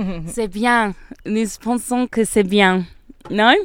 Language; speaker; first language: French; non-native, learner; English